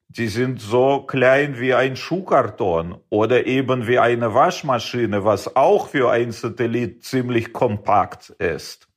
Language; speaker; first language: German; non-native, fluent; Russian